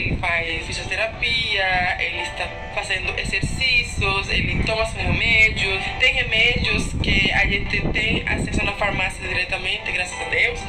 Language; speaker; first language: Portuguese; non-native, fluent; Spanish